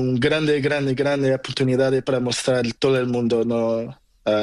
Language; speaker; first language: Spanish; non-native, learner; Portuguese